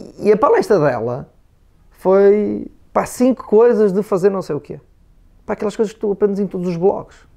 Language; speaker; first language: Portuguese; native; Portuguese